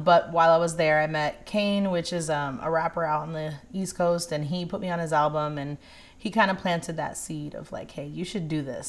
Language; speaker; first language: English; native; English